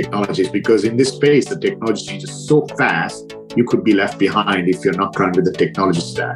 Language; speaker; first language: English; non-native, local second language; Sinhala